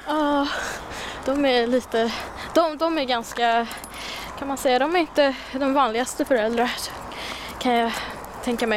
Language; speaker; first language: Swedish; non-native, fluent; Chinese